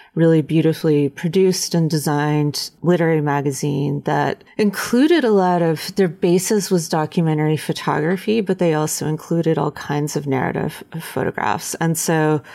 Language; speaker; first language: English; native; English